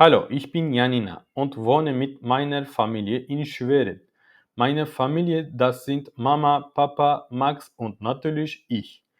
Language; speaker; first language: German; non-native, learner; Turkish